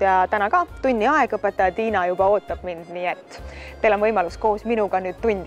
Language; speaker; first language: Estonian; native; Estonian